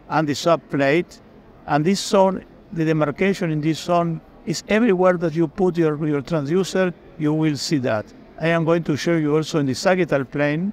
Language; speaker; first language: English; non-native, fluent; Spanish